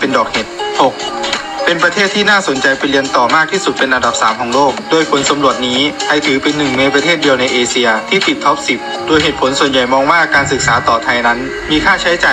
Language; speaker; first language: Thai; native; Thai